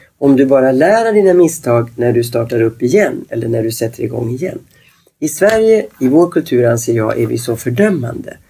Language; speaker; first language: Swedish; native; Swedish